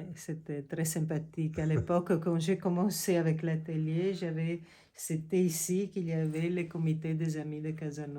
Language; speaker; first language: French; non-native, fluent; Italian